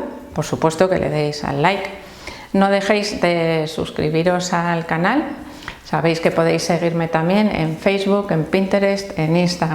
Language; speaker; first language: Spanish; native; Spanish